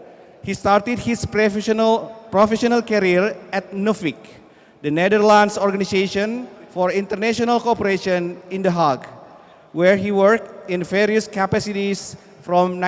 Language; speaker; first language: English; non-native, fluent; Indonesian